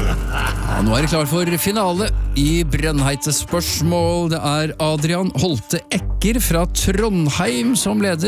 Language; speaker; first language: Norwegian; native; Norwegian